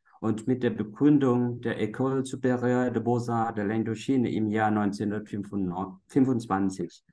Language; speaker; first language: German; non-native, fluent; Vietnamese